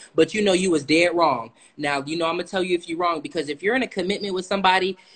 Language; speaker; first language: English; native; English